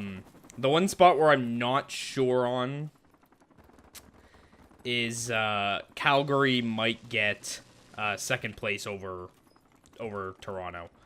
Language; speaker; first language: English; native; English